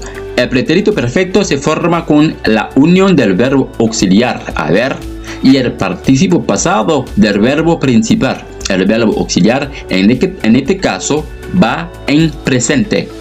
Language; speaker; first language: Spanish; non-native, fluent; French